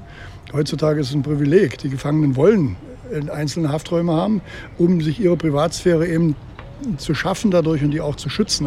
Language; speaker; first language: German; native; German